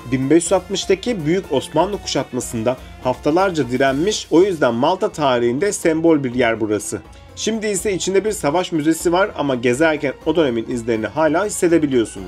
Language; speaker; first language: Turkish; native; Turkish